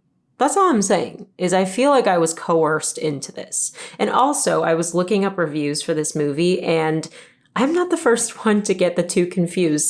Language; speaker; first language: English; native; English